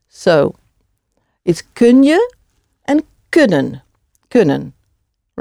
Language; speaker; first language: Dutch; non-native, fluent; English